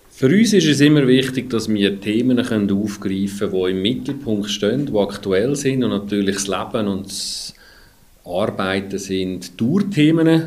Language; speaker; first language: German; native; German